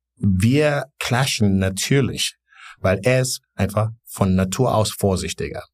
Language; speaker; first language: German; non-native, fluent; Wolof